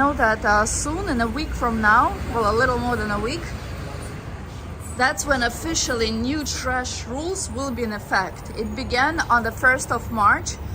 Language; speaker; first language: English; non-native, fluent; Russian